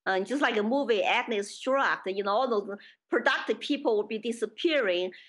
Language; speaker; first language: English; non-native, fluent; Chinese